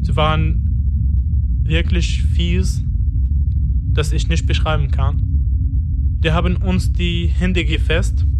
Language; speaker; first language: German; non-native, fluent; Arabic